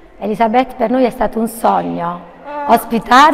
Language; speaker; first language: Italian; native; Italian